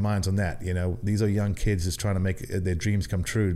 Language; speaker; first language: English; native; English